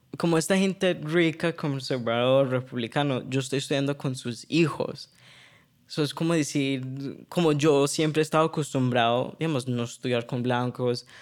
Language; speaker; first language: Spanish; early bilingual, heritage; Spanish